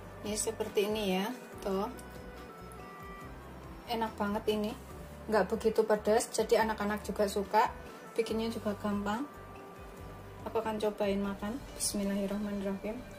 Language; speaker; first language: Indonesian; native; Indonesian